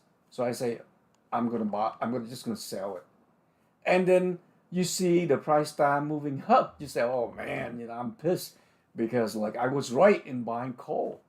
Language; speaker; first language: English; non-native, fluent; Vietnamese